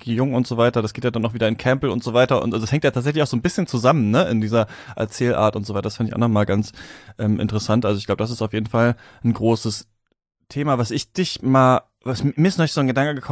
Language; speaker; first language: German; native; German